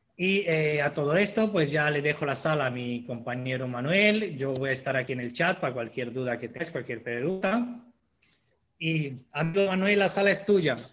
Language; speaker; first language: Spanish; non-native, fluent; Romanian